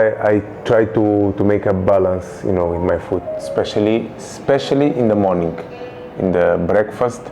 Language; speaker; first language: English; non-native, local second language; Kabuverdianu